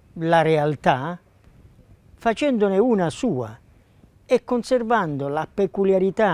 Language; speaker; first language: Italian; native; Italian